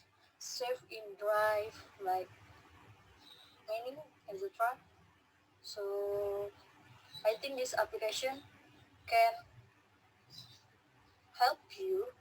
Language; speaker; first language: English; non-native, learner; Indonesian